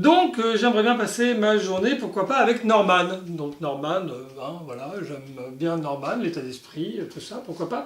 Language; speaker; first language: French; native; French